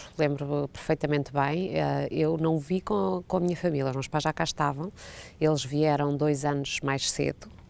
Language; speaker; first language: Portuguese; native; Portuguese